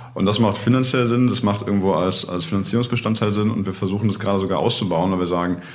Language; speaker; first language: German; native; German